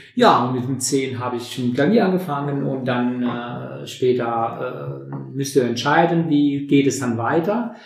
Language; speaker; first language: German; non-native, fluent; Albanian